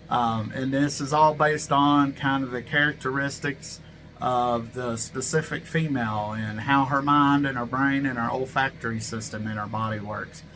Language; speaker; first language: English; native; English